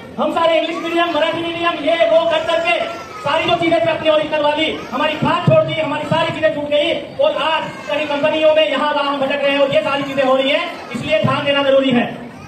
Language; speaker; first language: Hindi; non-native, local second language; Bhili